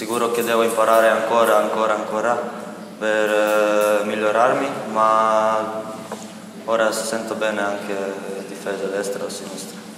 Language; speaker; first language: Italian; non-native, learner; Croatian